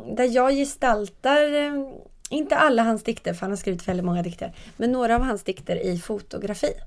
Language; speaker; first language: Swedish; native; Swedish